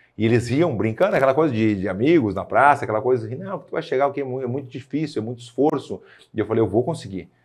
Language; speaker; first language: Portuguese; native; Portuguese